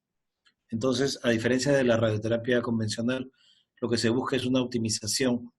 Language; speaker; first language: Spanish; native; Spanish